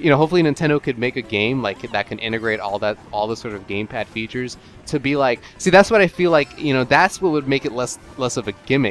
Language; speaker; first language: English; native; English